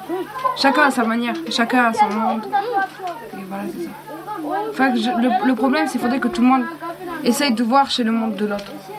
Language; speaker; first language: French; native; French